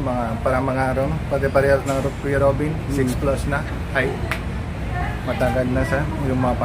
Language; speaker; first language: Filipino; non-native, learner; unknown